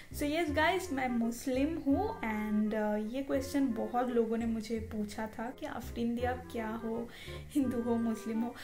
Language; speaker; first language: Hindi; non-native, local second language; Bangla